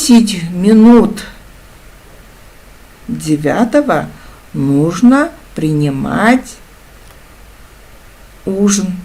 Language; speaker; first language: Russian; non-native, local second language; Kazakh